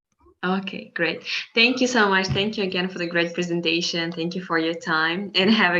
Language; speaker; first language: English; non-native, fluent; Turkish